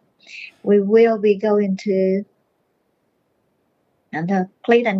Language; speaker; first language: English; non-native, fluent; Vietnamese